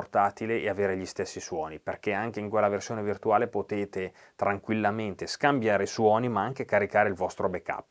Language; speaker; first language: Italian; native; Italian